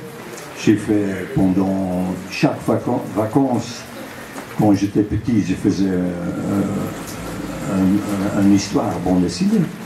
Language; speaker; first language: French; non-native, local second language; Dutch